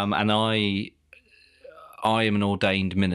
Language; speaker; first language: English; native; English